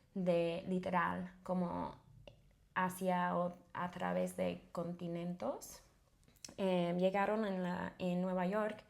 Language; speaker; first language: Spanish; non-native, fluent; English